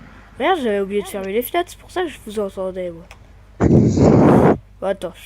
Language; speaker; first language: French; native; French